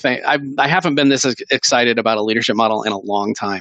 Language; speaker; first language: English; native; English